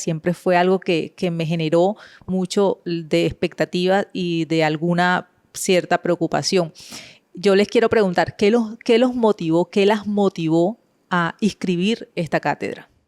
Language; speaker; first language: Spanish; native; Spanish